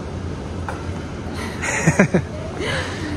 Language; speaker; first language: Turkish; non-native, fluent; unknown